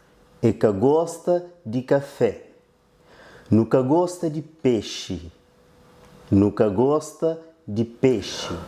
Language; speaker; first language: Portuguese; non-native, local second language; Kabuverdianu